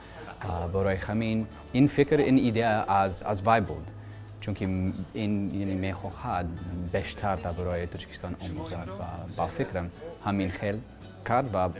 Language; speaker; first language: Persian; non-native, learner; English